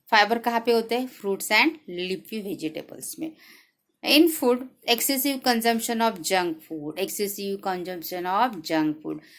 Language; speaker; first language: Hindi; non-native, local second language; Marathi